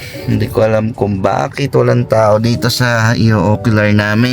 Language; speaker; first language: Filipino; native; Filipino